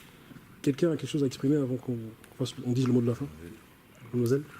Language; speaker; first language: French; native; French